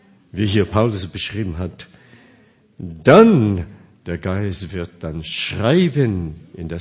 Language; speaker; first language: German; non-native, fluent; Korean